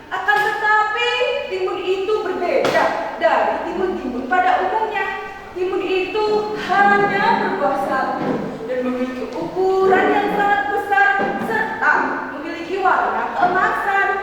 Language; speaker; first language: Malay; non-native, local second language; Javanese